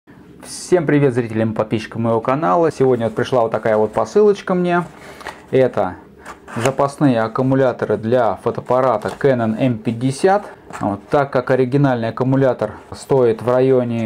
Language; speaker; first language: Russian; native; Russian